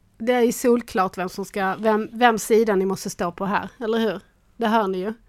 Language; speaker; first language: Swedish; native; Swedish